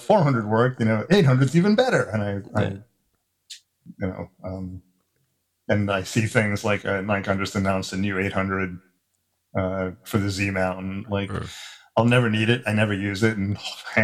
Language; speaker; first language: English; native; English